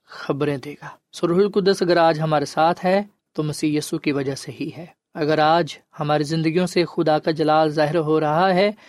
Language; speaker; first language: Urdu; non-native, local second language; Punjabi